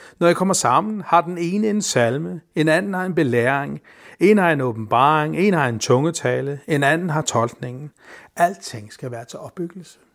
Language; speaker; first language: Danish; non-native, local second language; Faroese